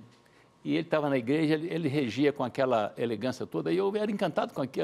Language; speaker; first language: Portuguese; native; Portuguese